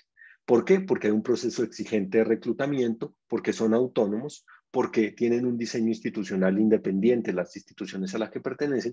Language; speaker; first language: Spanish; native; Spanish